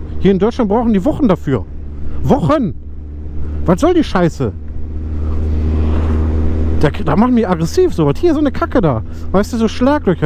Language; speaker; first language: German; native; German